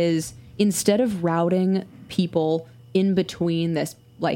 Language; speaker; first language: English; native; English